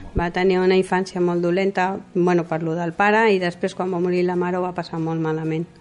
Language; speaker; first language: Catalan; non-native, local second language; Spanish